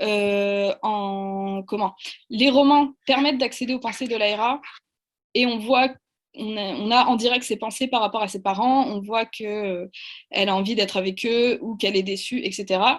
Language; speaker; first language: French; native; French